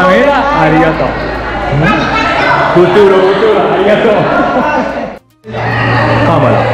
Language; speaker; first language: Spanish; non-native, learner; Japanese